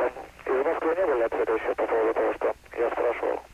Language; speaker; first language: Russian; non-native, learner; English